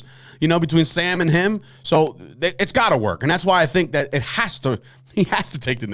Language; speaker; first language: English; native; English